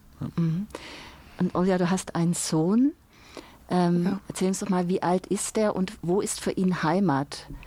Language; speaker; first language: German; native; German